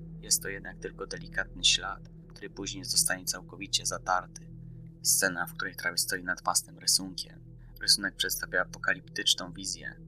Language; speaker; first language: Polish; native; Polish